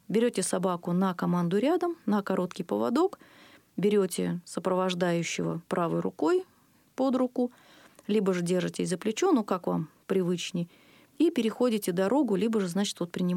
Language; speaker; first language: Russian; native; Russian